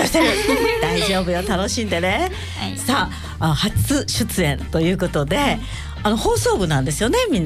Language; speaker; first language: Japanese; native; Japanese